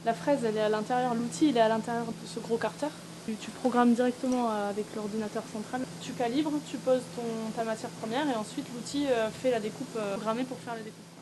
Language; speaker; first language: French; native; French